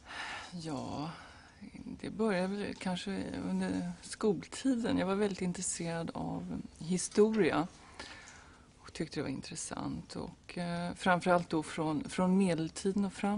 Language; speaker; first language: Swedish; native; Swedish